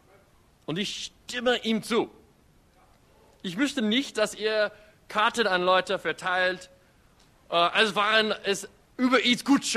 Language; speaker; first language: German; non-native, fluent; English